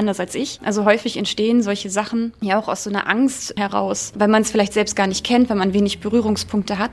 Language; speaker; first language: German; native; German